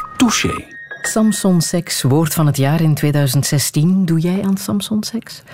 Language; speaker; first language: Dutch; native; Dutch